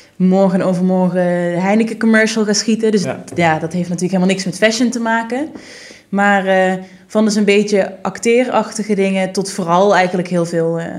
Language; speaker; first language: Dutch; non-native, local second language; Limburgish